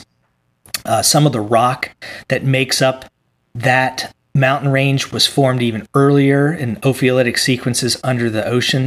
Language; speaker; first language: English; native; English